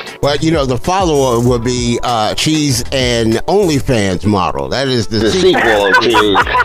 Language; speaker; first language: English; native; English